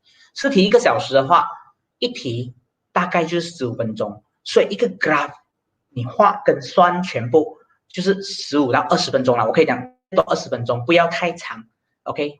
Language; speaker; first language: Chinese; native; Chinese